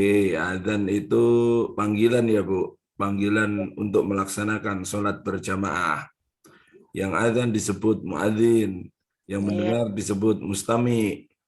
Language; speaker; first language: Indonesian; native; Indonesian